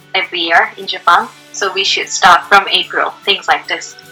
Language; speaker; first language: English; non-native, fluent; Japanese